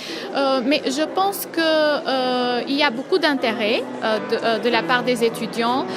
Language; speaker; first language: French; non-native, fluent; Albanian